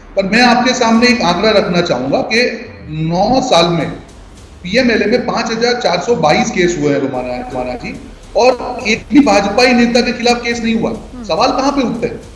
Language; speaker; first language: Hindi; non-native, local second language; Gujarati